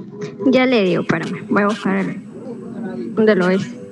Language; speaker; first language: Spanish; native; Spanish